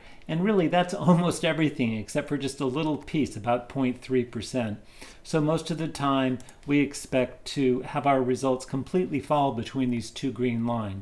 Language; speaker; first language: English; native; English